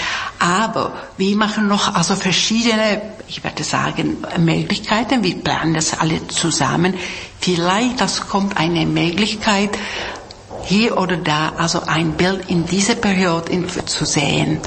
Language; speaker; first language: German; non-native, fluent; Czech